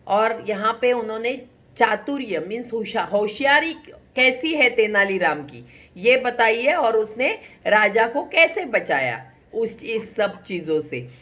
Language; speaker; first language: Hindi; non-native, local second language; Marathi